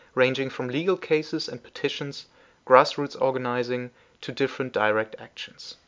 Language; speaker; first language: English; non-native, fluent; German